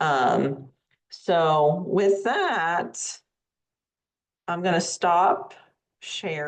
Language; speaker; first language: English; native; English